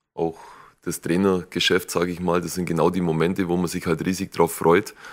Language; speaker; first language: German; native; German